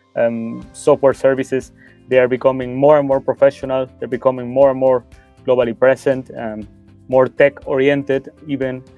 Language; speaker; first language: English; non-native, fluent; Spanish